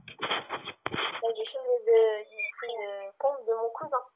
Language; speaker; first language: French; native; French